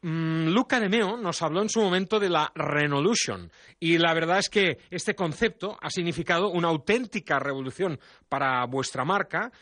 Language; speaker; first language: Spanish; non-native, local second language; Catalan